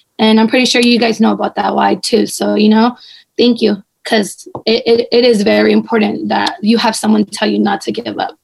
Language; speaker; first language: English; early bilingual, other home language; Spanish